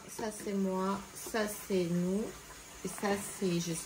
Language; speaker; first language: French; non-native, learner; Japanese